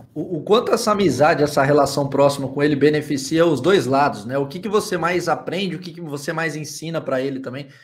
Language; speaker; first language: Portuguese; native; Portuguese